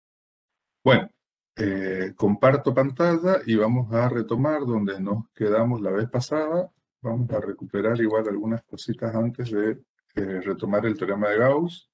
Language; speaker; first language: Spanish; native; Spanish